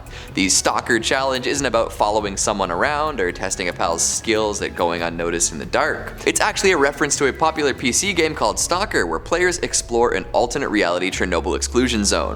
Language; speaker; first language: English; native; English